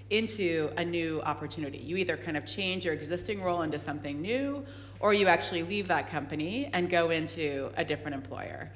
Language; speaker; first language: English; native; English